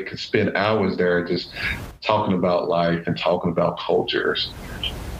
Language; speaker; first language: English; native; English